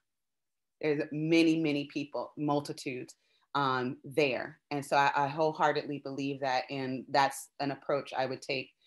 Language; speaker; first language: English; native; English